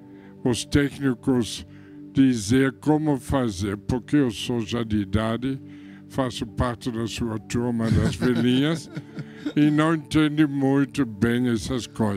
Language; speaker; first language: Portuguese; non-native, fluent; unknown